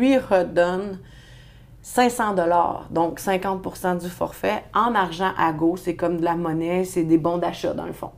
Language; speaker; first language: French; native; French